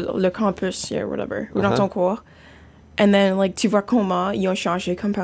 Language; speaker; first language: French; non-native, fluent; English